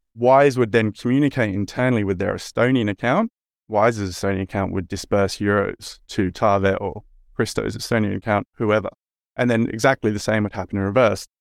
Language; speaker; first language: English; native; English